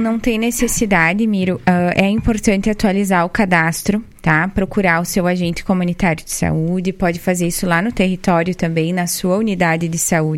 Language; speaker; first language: Portuguese; native; Portuguese